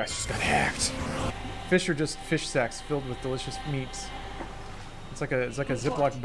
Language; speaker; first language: English; native; English